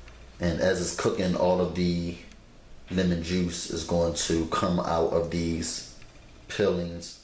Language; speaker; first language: English; native; English